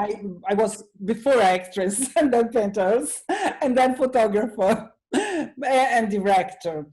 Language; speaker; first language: English; non-native, learner; Italian